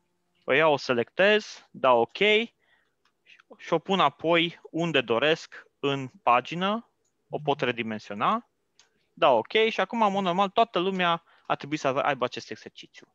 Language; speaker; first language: Romanian; native; Romanian